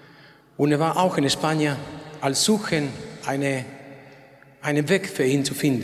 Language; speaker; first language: German; non-native, learner; Spanish